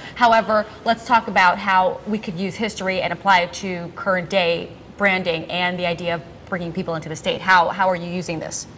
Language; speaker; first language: English; native; English